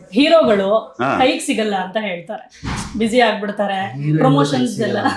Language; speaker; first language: Kannada; native; Kannada